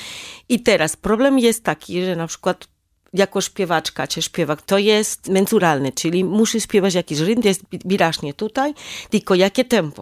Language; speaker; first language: Polish; non-native, learner; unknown